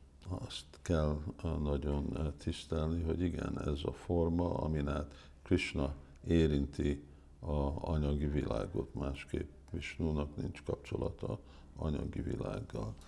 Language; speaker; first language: Hungarian; early bilingual, heritage; Hungarian